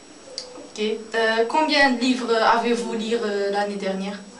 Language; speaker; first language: French; non-native, learner; Portuguese